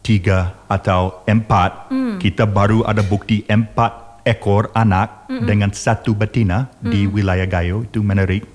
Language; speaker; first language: Indonesian; non-native, learner; English